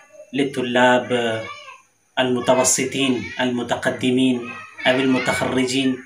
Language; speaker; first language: Arabic; non-native, fluent; Urdu